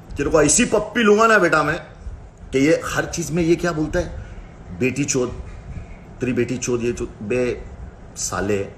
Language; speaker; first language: Hindi; non-native, local second language; Urdu